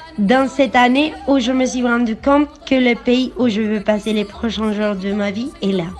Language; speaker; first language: French; non-native, learner; Spanish